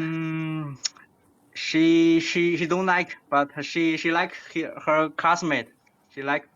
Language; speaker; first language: English; non-native, learner; Chinese